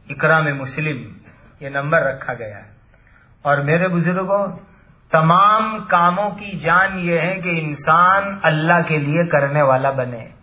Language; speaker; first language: Urdu; non-native, local second language; Gujarati